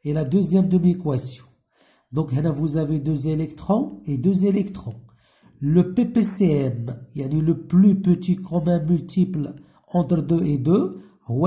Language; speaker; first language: French; non-native, local second language; Arabic